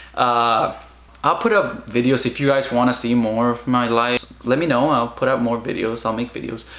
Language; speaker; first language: English; early bilingual, other home language; Spanish